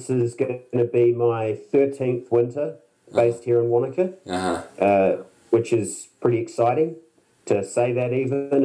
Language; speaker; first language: English; native; English